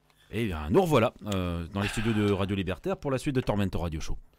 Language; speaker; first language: French; native; French